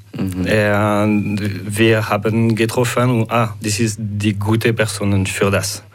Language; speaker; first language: German; non-native, local second language; French